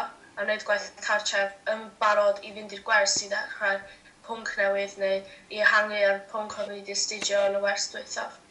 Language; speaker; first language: Welsh; native; Welsh